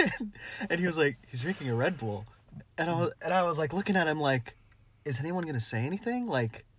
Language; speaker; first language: English; early bilingual, other home language; Filipino